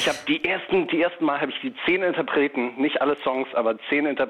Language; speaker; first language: German; native; German